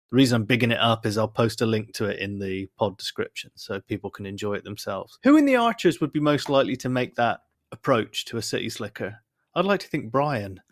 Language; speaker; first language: English; native; English